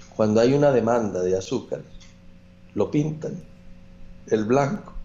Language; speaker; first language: Spanish; native; Spanish